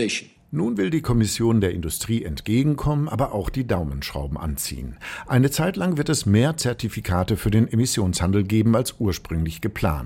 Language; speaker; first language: German; native; German